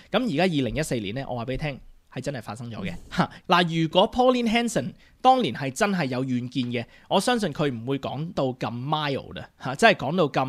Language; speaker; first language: Cantonese; native; Cantonese